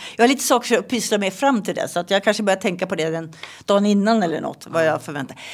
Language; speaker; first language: Swedish; native; Swedish